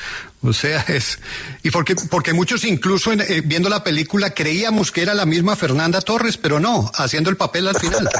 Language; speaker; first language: Spanish; native; Spanish